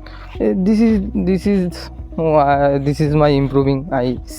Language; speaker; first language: English; non-native, learner; Hindi